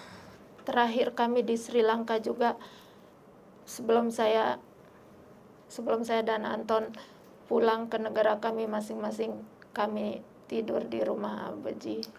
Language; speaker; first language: Indonesian; non-native, local second language; Sasak